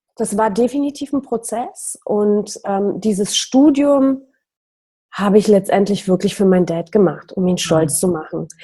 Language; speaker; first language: German; early bilingual, other home language; Polish